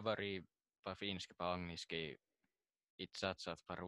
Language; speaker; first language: Russian; non-native, learner; Finnish